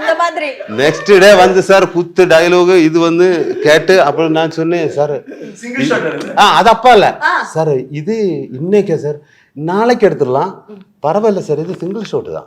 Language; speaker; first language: Tamil; non-native, learner; Malayalam